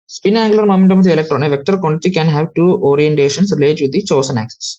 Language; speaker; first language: English; non-native, local second language; Malayalam